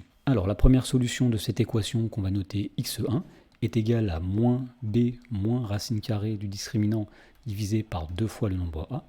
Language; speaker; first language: French; native; French